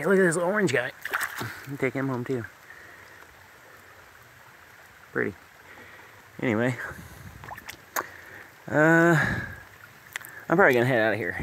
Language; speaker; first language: English; native; English